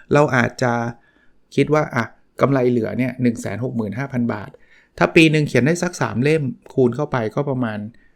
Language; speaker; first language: Thai; native; Thai